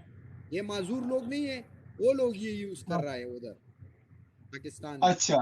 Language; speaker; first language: Hindi; non-native, local second language; Pashto